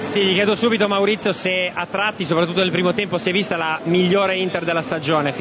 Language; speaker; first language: Italian; native; Italian